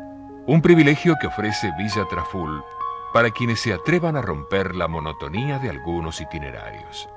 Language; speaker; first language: Spanish; native; Spanish